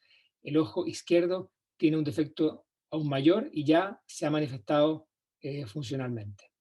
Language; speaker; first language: Spanish; native; Spanish